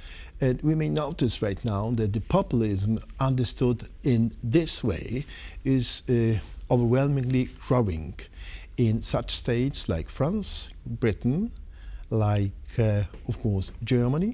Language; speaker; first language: English; non-native, fluent; Polish